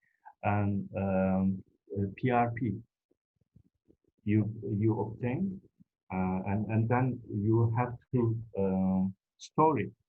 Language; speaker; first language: English; non-native, fluent; Turkish